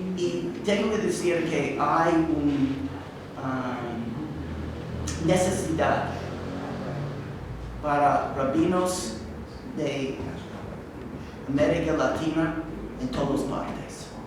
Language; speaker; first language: Spanish; non-native, fluent; English